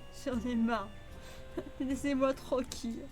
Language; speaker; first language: French; native; French